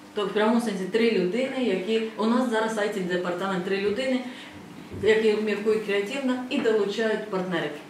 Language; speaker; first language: Ukrainian; non-native, fluent; Estonian